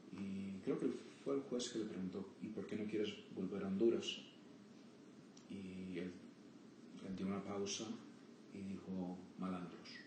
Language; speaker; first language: Spanish; early bilingual, heritage; Spanish